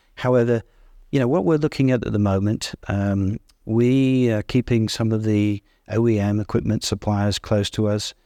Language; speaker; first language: English; native; English